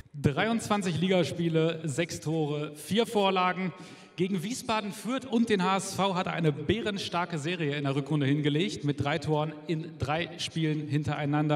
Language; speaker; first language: German; native; German